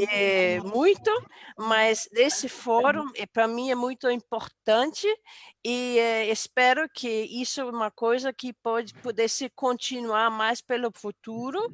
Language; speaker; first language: Portuguese; non-native, fluent; Danish